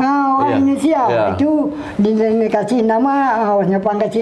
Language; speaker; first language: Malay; non-native, local second language; Achinese